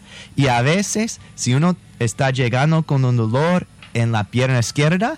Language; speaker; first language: Spanish; non-native, fluent; English